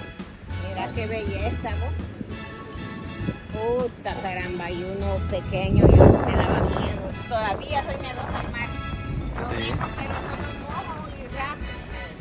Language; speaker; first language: Spanish; native; Spanish